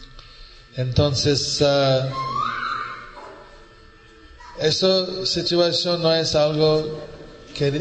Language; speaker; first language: Spanish; non-native, learner; English